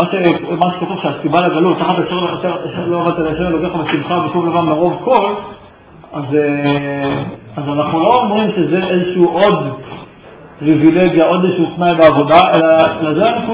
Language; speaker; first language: Hebrew; native; Hebrew